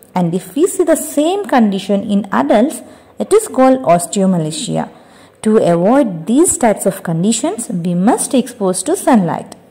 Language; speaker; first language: English; non-native, local second language; Telugu